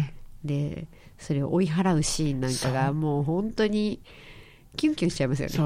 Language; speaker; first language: Japanese; native; Japanese